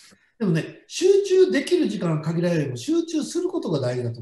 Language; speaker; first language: Japanese; native; Japanese